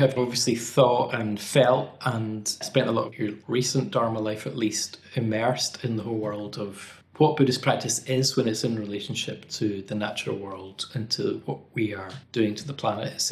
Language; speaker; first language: English; native; English